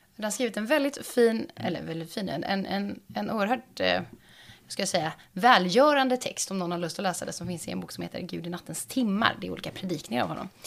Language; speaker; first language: Swedish; native; Swedish